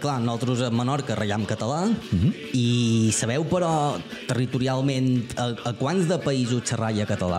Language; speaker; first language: Catalan; native; Catalan